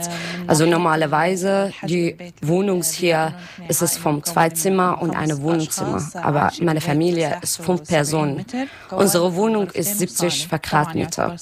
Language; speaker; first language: German; non-native, learner; Arabic